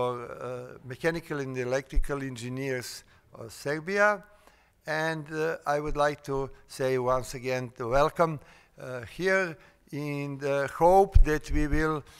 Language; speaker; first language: English; non-native, fluent; Serbian